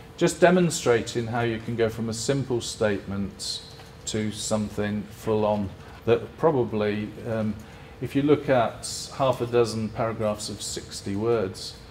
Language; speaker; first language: English; native; English